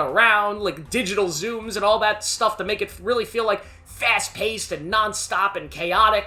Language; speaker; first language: English; native; English